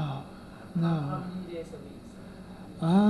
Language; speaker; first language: English; non-native, learner; Thai